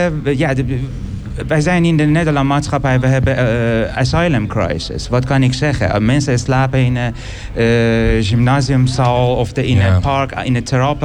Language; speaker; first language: Dutch; non-native, learner; Persian